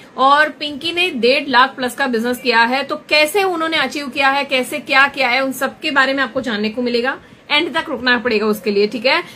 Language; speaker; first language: Hindi; non-native, local second language; Gujarati